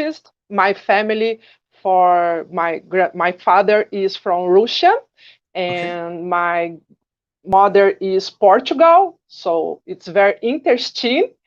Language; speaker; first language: English; non-native, learner; Portuguese